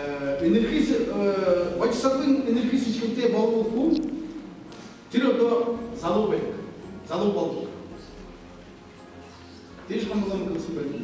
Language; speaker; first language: Mongolian; non-native, learner; Buriat